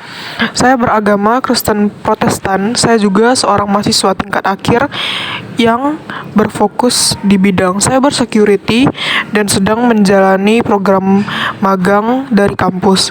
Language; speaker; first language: Indonesian; native; Indonesian